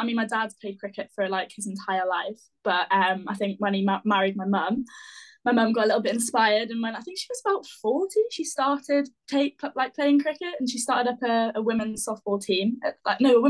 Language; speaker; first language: English; native; English